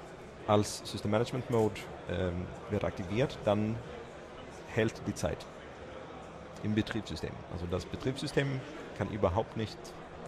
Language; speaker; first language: German; non-native, fluent; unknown